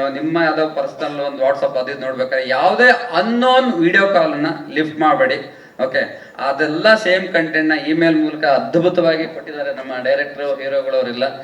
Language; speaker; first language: Kannada; native; Kannada